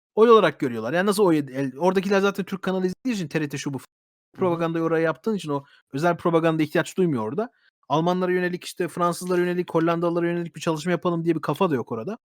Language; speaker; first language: Turkish; early bilingual, heritage; Turkish